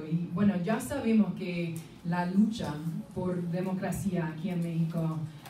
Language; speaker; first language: Spanish; non-native, fluent; English